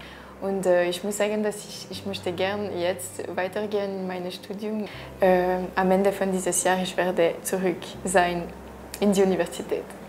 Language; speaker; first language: German; non-native, local second language; French